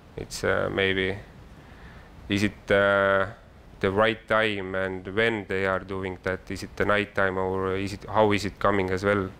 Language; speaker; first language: English; non-native, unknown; Estonian